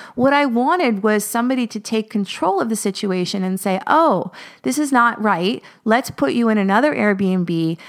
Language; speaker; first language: English; native; English